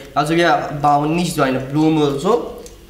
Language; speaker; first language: German; non-native, learner; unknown